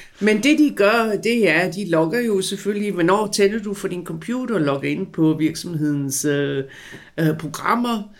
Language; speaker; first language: Danish; non-native, fluent; English